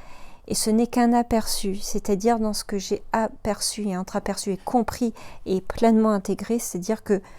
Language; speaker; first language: French; native; French